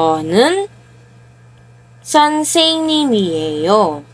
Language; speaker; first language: Korean; non-native, fluent; Filipino